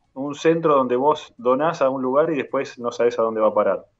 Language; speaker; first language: Spanish; native; Spanish